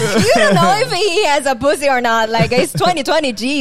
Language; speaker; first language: English; non-native, fluent; Chinese